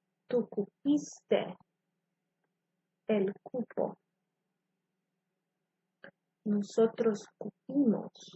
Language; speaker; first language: Spanish; non-native, fluent; English